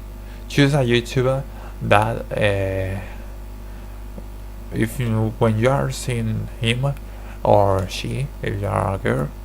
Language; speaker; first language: English; non-native, learner; Spanish